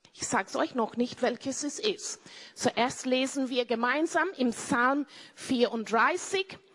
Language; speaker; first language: German; non-native, fluent; English